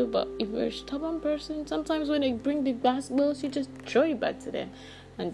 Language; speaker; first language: English; non-native, local second language; Yoruba